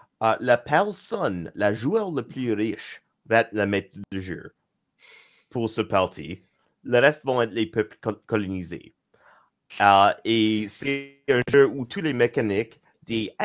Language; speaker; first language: French; non-native, local second language; English